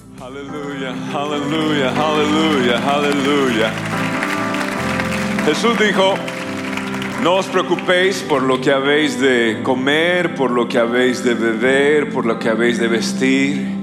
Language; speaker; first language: Spanish; native; Spanish